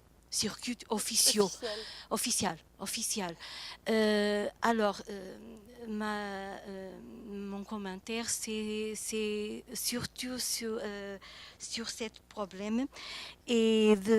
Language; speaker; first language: French; non-native, fluent; Portuguese